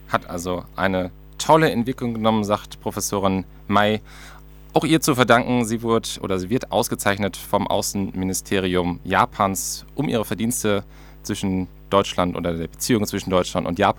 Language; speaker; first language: German; native; German